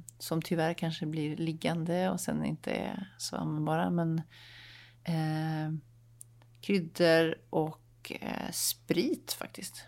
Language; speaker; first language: Swedish; native; Swedish